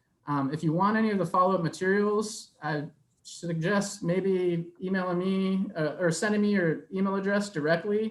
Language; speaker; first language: English; native; English